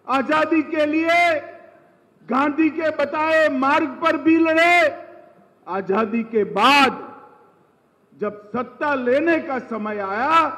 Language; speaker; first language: Hindi; non-native, local second language; Gujarati